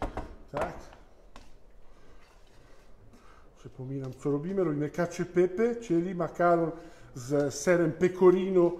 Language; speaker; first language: Polish; non-native, fluent; Italian